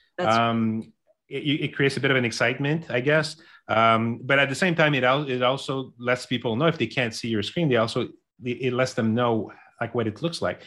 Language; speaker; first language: English; non-native, local second language; French